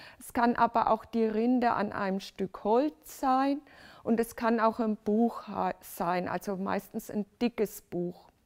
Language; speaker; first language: German; native; German